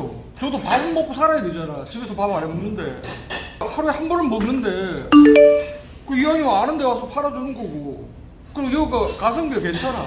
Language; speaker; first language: Korean; native; Korean